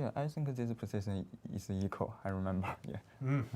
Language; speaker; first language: English; non-native, learner; Chinese